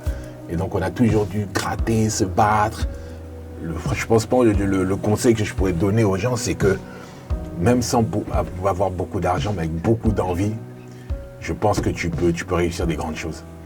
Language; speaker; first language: French; native; French